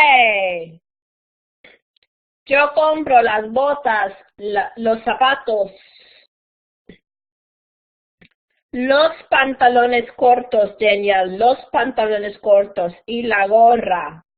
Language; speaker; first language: Spanish; non-native, fluent; English